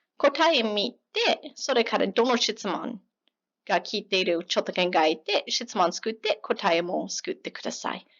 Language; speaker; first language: Japanese; non-native, learner; English